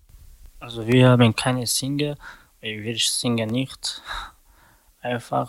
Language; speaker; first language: German; non-native, learner; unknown